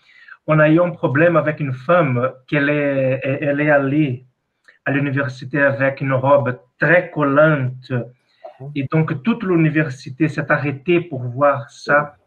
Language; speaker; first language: French; non-native, fluent; Portuguese